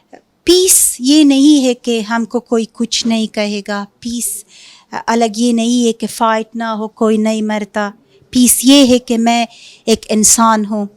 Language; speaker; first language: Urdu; non-native, fluent; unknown